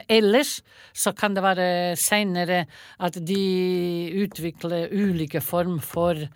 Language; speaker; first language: Norwegian; non-native, fluent; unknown